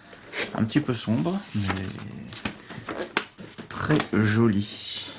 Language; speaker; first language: French; native; French